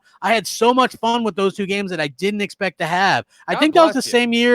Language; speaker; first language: English; native; English